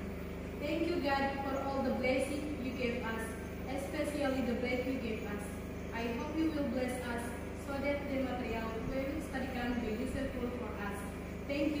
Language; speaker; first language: English; non-native, learner; Indonesian